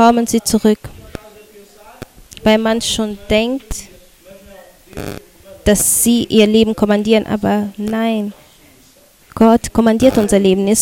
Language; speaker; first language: German; non-native, fluent; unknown